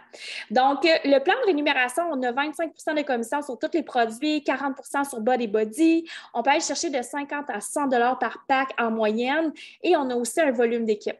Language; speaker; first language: French; native; French